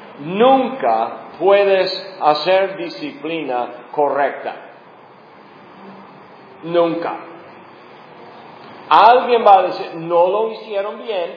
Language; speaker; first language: Spanish; non-native, fluent; English